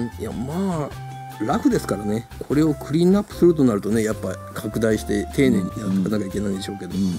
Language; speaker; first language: Japanese; native; Japanese